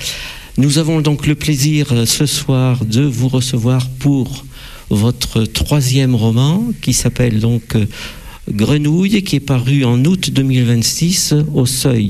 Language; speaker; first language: French; native; French